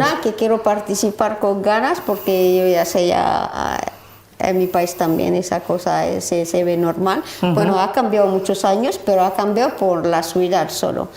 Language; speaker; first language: Spanish; non-native, learner; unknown